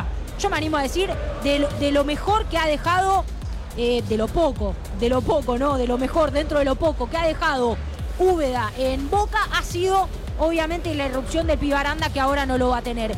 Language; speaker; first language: Spanish; native; Spanish